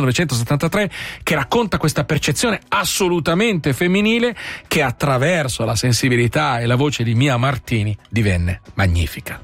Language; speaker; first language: Italian; native; Italian